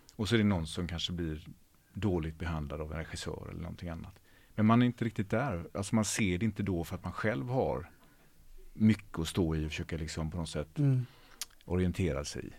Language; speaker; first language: Swedish; native; Swedish